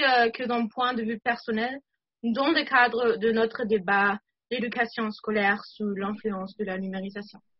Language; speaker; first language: French; non-native, fluent; German